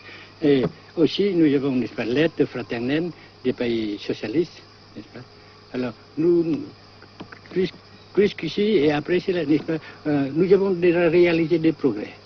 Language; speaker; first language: French; non-native, local second language; Vietnamese